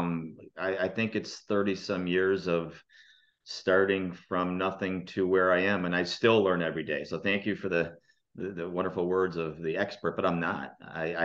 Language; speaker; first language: English; native; English